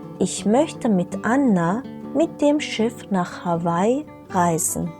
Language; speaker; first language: German; non-native, fluent; Turkish